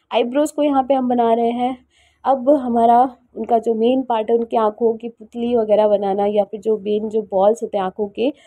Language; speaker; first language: Hindi; native; Hindi